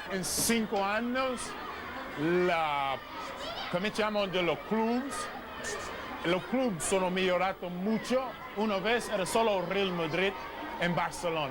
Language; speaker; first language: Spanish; non-native, learner; English